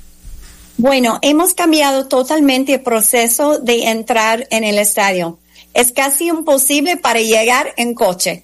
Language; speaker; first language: Spanish; non-native, fluent; English